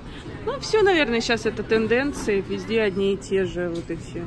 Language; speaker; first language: Russian; native; Russian